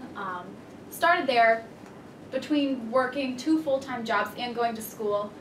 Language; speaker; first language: English; native; English